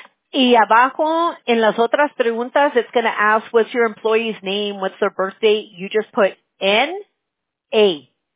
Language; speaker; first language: English; early bilingual, other home language; Spanish